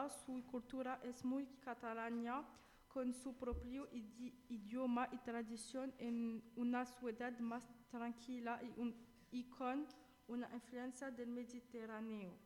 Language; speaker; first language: Spanish; non-native, learner; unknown